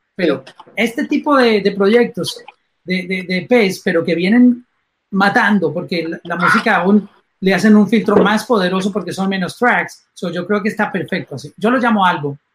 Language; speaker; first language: Spanish; native; Spanish